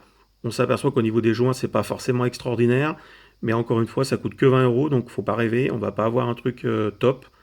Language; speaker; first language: French; native; French